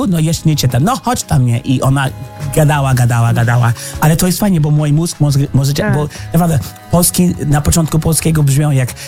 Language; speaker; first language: Polish; non-native, learner; English